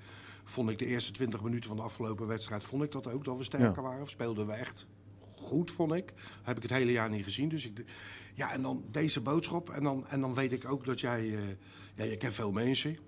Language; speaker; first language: Dutch; native; Dutch